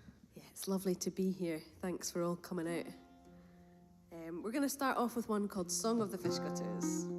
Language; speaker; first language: English; native; English